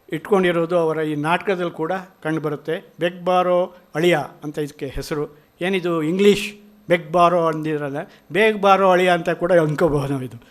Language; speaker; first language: Kannada; native; Kannada